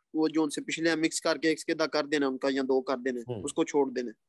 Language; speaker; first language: Urdu; non-native, local second language; Punjabi